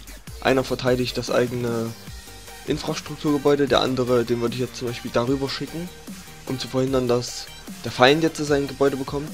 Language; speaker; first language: German; native; German